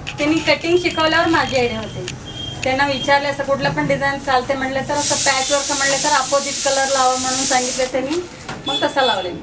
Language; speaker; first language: Marathi; non-native, local second language; Kannada